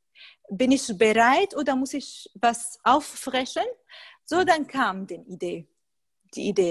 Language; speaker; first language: German; non-native, fluent; Arabic